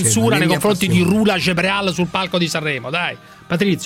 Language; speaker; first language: Italian; native; Italian